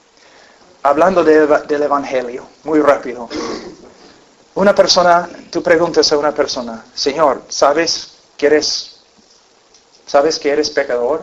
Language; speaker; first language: Spanish; non-native, fluent; English